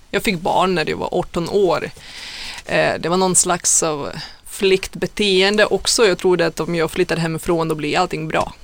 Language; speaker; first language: Swedish; non-native, fluent; Lithuanian